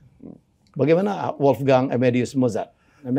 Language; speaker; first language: Indonesian; native; Indonesian